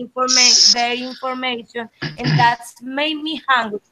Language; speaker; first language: English; non-native, learner; Spanish